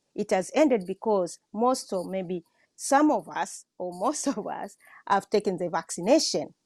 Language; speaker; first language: English; non-native, local second language; Swahili